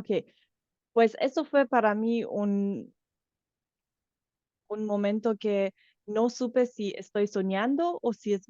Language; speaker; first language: Spanish; non-native, fluent; Romanian